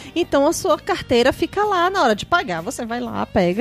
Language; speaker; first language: Portuguese; native; Portuguese